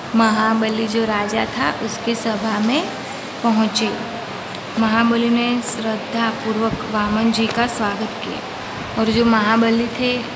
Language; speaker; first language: Hindi; non-native, local second language; Gujarati